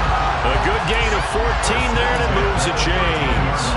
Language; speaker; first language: English; native; English